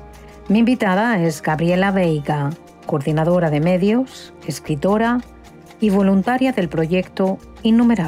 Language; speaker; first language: Spanish; native; Spanish